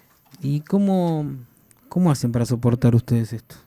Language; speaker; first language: Spanish; native; Spanish